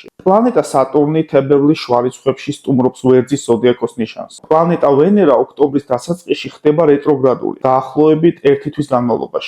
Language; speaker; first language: Georgian; native; Georgian